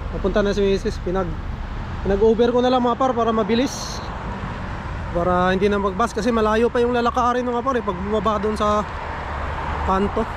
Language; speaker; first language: Filipino; non-native, local second language; Cebuano